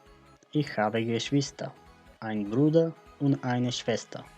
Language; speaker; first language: German; non-native, fluent; Macedonian